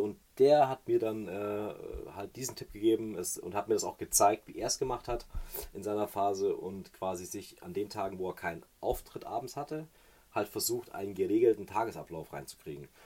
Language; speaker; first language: German; native; German